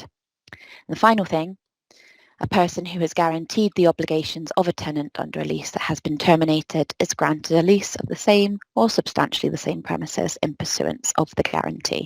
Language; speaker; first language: English; native; English